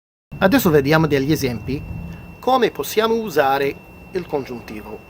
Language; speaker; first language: Italian; non-native, fluent; English